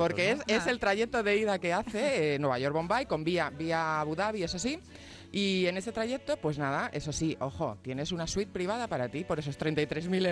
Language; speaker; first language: Spanish; native; Spanish